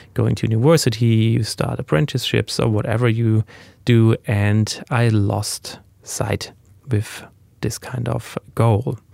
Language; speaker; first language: English; non-native, fluent; German